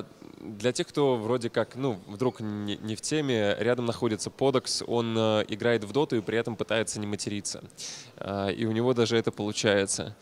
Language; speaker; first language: Russian; native; Russian